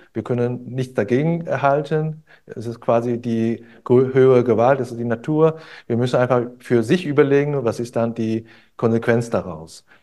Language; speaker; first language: German; non-native, fluent; Chinese